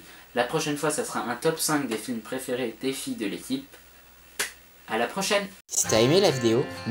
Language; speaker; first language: French; native; French